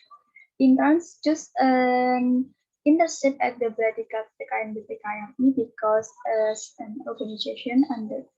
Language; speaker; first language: English; non-native, learner; Indonesian